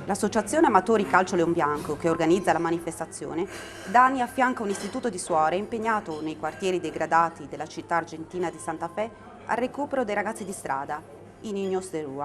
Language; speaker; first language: Italian; native; Italian